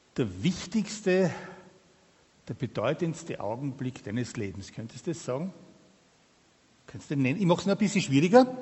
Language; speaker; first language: German; native; German